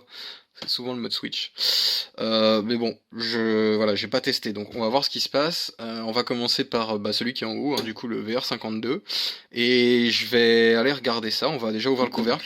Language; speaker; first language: French; native; French